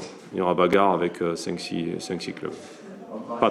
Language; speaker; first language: French; native; French